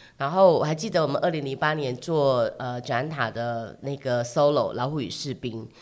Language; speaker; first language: Chinese; native; Chinese